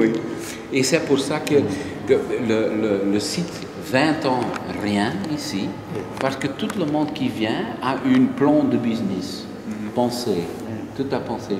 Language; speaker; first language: French; non-native, local second language; Dutch